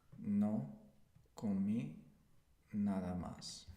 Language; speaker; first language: Spanish; non-native, learner; English